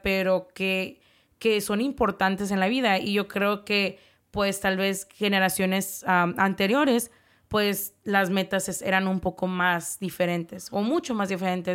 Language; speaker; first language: Spanish; early bilingual, heritage; Spanish